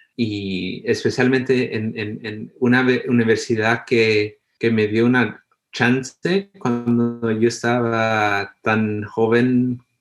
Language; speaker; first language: Spanish; early bilingual, heritage; Spanish